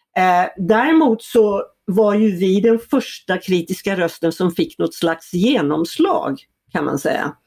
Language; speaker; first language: Swedish; native; Swedish